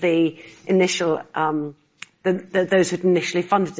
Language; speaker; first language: English; native; English